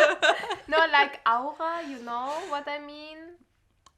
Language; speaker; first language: English; non-native, learner; German